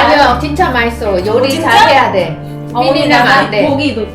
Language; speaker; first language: Korean; non-native, learner; Vietnamese